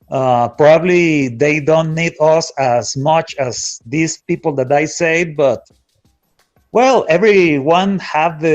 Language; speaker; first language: English; non-native, fluent; Spanish